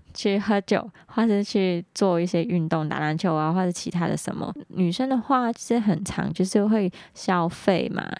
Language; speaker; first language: Chinese; non-native, local second language; Cantonese